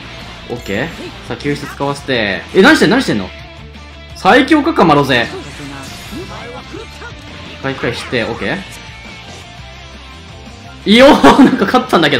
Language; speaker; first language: Japanese; native; Japanese